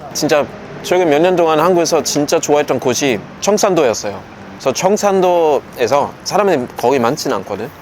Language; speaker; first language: Korean; non-native, fluent; German